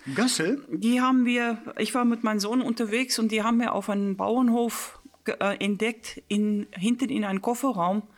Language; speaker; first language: German; non-native, fluent; Afrikaans